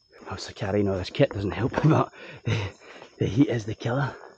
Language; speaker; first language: English; native; English